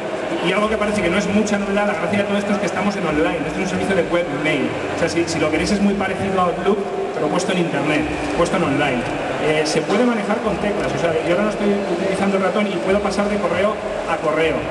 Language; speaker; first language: Spanish; native; Spanish